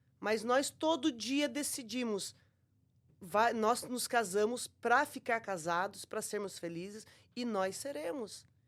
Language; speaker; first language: Portuguese; native; Portuguese